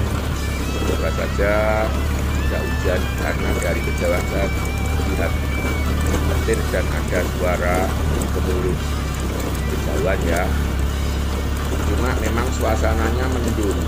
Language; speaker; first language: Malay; non-native, local second language; Javanese